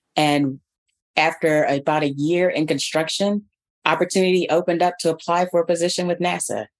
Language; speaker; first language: English; native; English